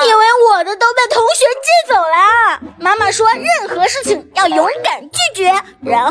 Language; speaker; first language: Chinese; native; Chinese